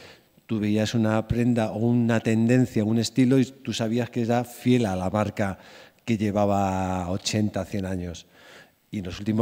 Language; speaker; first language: Spanish; native; Spanish